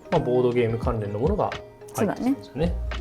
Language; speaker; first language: Japanese; native; Japanese